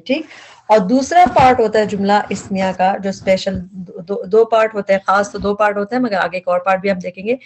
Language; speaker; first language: Urdu; native; Urdu